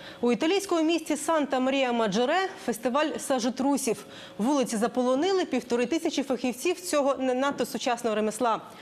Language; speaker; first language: Ukrainian; native; Ukrainian